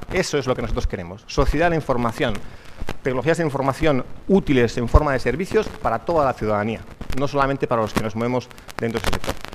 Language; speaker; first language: Spanish; native; Spanish